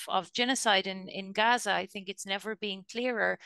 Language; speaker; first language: English; native; English